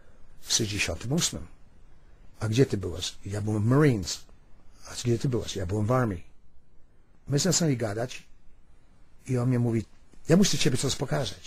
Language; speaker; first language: Polish; early bilingual, heritage; Polish